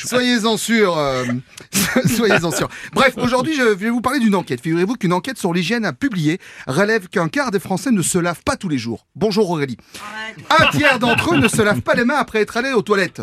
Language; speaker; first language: French; native; French